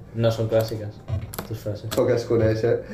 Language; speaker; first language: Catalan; non-native, local second language; Spanish